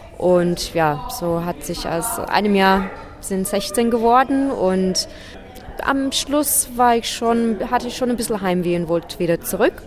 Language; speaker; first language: German; non-native, fluent; English